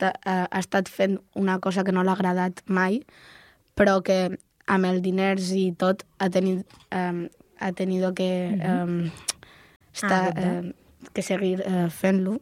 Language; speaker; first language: Catalan; non-native, local second language; Spanish